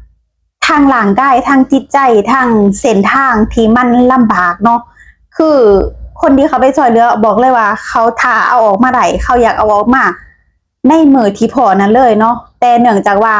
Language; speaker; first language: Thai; non-native, local second language; Lao